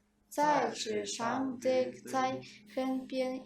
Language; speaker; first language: Chinese; non-native, learner; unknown